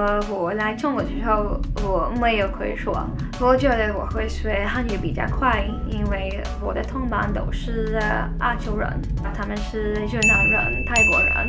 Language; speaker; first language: Chinese; non-native, learner; Swedish